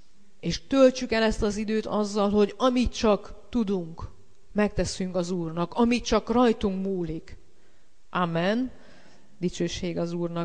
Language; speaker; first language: Hungarian; native; Hungarian